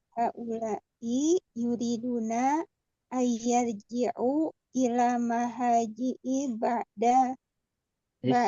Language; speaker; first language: Arabic; non-native, learner; Indonesian